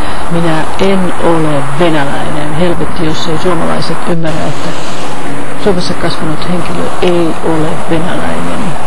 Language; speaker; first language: Finnish; native; Finnish